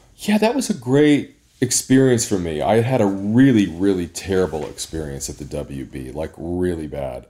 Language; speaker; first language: English; native; English